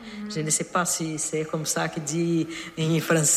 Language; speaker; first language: French; non-native, learner; Portuguese